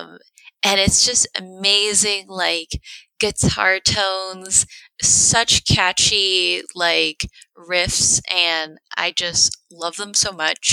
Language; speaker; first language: English; early bilingual, other home language; Spanish